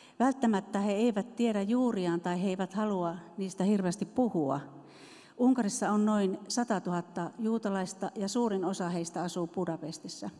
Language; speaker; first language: Finnish; native; Finnish